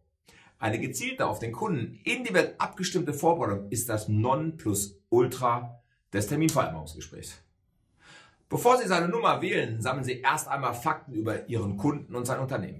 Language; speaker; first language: German; native; German